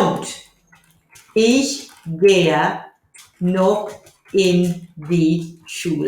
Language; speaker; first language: German; non-native, fluent; English